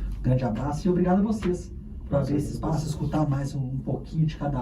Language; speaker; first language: Portuguese; native; Portuguese